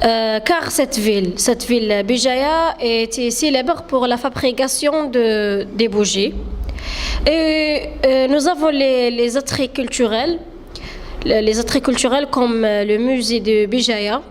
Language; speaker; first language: French; non-native, learner; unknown